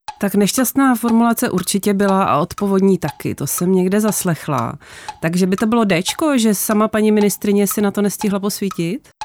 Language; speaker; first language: Czech; native; Czech